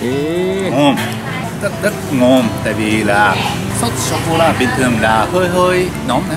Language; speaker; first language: Vietnamese; non-native, learner; Japanese